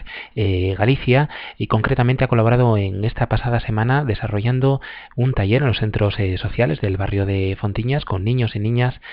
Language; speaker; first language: Spanish; native; Spanish